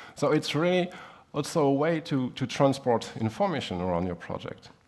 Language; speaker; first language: English; non-native, fluent; German